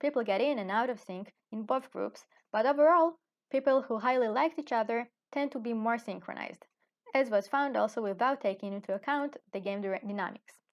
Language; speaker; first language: English; non-native, fluent; Hebrew